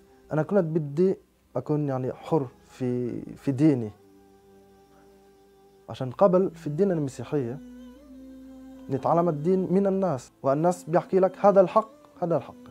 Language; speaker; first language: Arabic; non-native, fluent; French